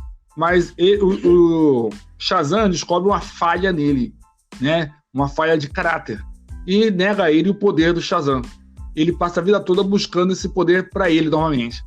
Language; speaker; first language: Portuguese; native; Portuguese